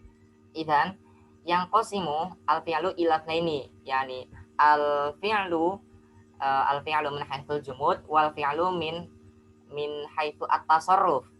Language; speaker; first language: Arabic; non-native, learner; Indonesian